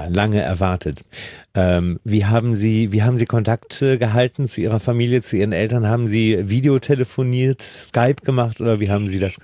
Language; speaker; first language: German; native; German